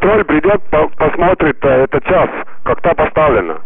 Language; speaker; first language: Russian; non-native, local second language; Estonian